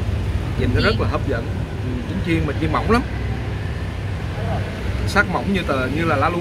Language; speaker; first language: Vietnamese; native; Vietnamese